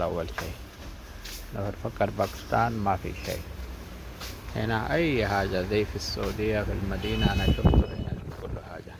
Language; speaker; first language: Arabic; non-native, learner; Urdu